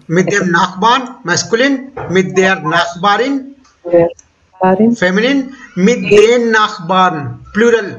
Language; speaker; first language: German; non-native, fluent; Hindi